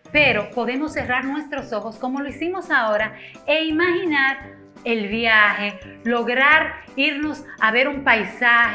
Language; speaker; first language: Spanish; native; Spanish